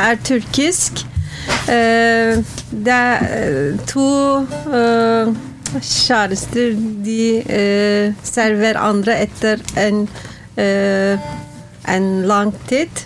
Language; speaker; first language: Norwegian; non-native, learner; Kurdish